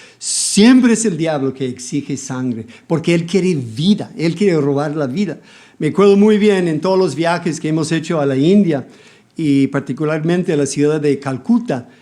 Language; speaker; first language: Spanish; non-native, fluent; English